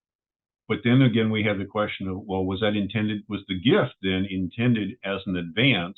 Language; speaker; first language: English; native; English